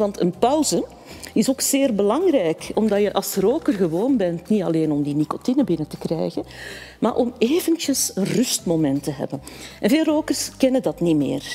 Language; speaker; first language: Dutch; native; Dutch